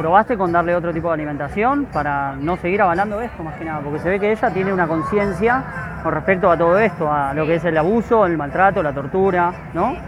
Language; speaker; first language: Spanish; native; Spanish